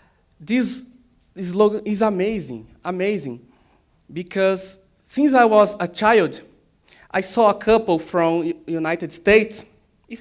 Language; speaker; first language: English; non-native, learner; Portuguese